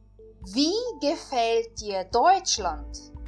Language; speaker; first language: German; non-native, fluent; Portuguese